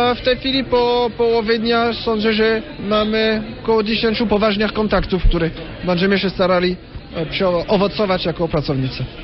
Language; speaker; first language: Polish; non-native, fluent; French